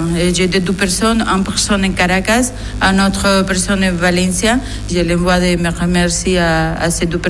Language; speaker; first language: French; non-native, learner; Spanish